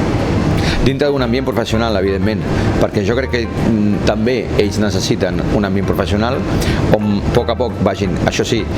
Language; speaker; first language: Spanish; non-native, local second language; Catalan